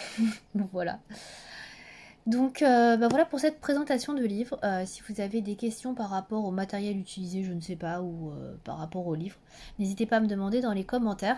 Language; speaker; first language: French; native; French